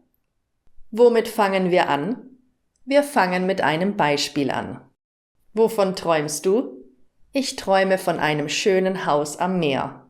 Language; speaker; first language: German; native; German